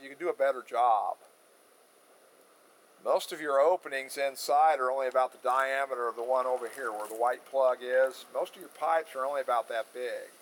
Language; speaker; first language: English; native; English